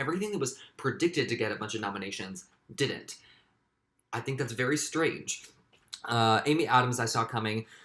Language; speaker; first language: English; native; English